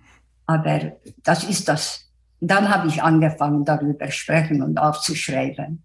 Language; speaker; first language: German; non-native, fluent; Hungarian